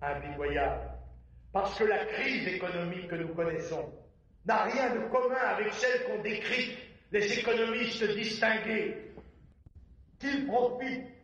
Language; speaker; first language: French; native; French